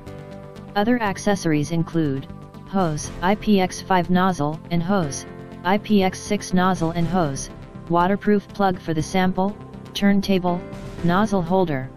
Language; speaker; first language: English; non-native, fluent; Chinese